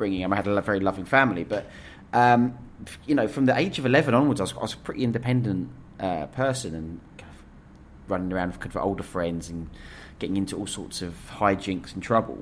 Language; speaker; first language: English; native; English